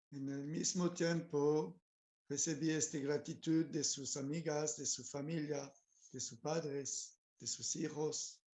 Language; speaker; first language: Spanish; non-native, learner; French